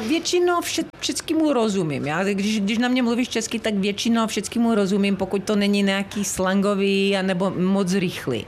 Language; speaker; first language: Czech; early bilingual, heritage; Czech